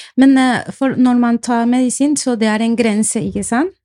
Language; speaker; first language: Norwegian; non-native, fluent; Spanish